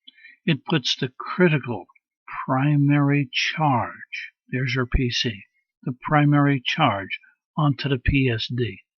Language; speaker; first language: English; native; English